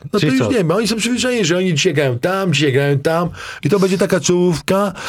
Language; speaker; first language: Polish; native; Polish